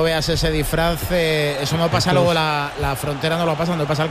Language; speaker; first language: Spanish; native; Spanish